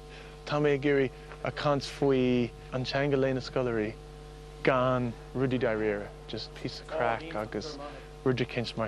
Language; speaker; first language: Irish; non-native, learner; English